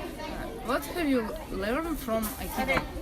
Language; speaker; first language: English; non-native, learner; Russian